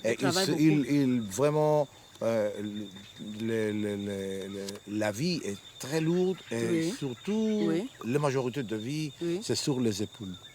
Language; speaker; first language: French; non-native, learner; Hebrew